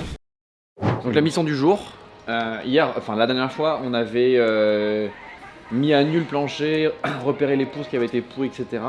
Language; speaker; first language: French; native; French